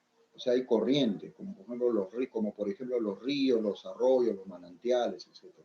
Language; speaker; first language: Spanish; native; Spanish